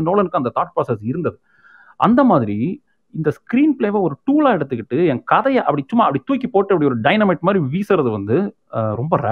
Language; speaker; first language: Tamil; native; Tamil